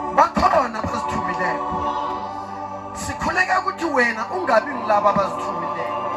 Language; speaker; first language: Zulu; non-native, local second language; South Ndebele